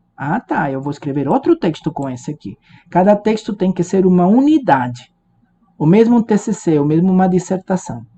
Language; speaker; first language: Portuguese; non-native, fluent; Spanish